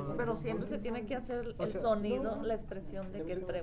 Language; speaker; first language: Spanish; native; Spanish